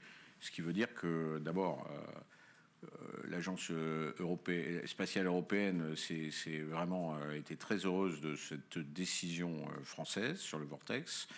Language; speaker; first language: French; native; French